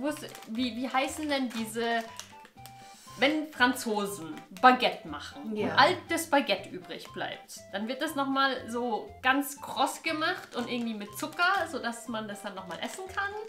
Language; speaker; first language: German; native; German